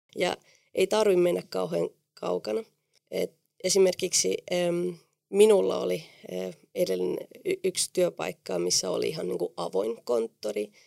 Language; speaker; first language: Finnish; non-native, fluent; Spanish